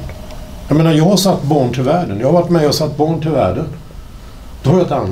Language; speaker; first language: Swedish; native; Swedish